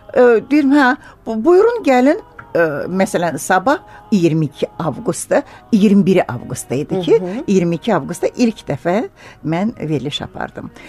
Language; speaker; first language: Azerbaijani; native; Azerbaijani